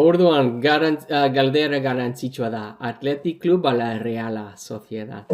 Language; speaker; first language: Basque; non-native, learner; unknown